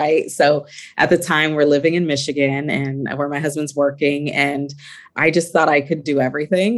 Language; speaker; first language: English; native; English